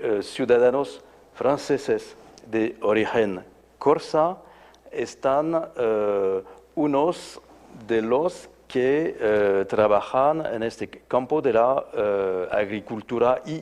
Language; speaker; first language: Spanish; non-native, fluent; French